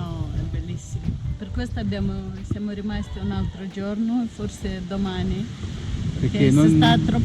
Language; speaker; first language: Italian; non-native, fluent; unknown